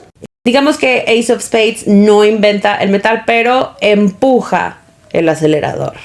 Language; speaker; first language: Spanish; native; Spanish